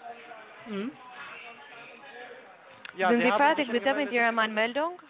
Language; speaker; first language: German; non-native, fluent; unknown